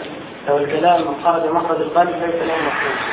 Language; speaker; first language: Arabic; native; Arabic